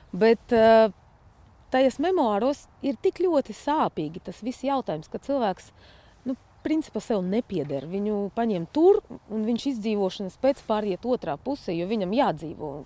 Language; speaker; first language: Latvian; non-native, fluent; Russian